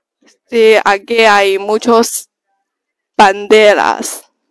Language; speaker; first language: Spanish; non-native, learner; Chinese